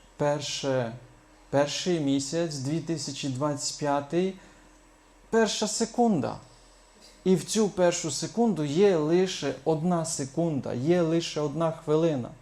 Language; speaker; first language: Ukrainian; native; Ukrainian